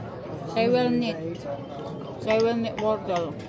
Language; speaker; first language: Dutch; non-native, learner; Filipino